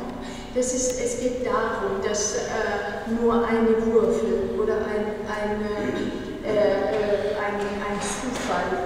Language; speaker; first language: German; non-native, fluent; Persian